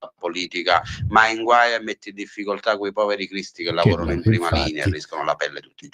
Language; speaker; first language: Italian; native; Italian